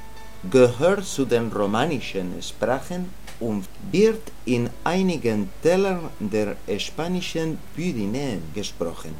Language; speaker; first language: German; non-native, learner; Spanish